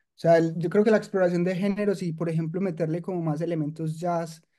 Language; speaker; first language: Spanish; native; Spanish